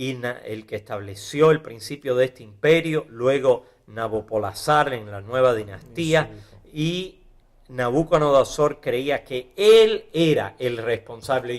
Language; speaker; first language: Spanish; native; Spanish